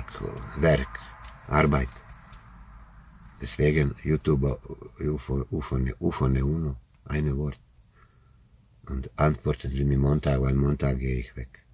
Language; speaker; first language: German; non-native, learner; Croatian